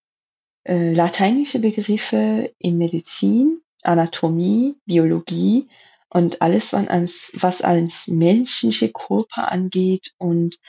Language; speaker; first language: German; non-native, learner; Persian